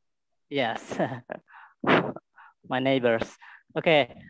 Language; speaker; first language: English; non-native, learner; Indonesian